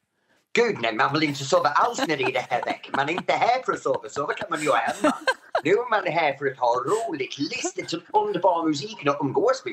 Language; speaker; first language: Swedish; non-native, fluent; English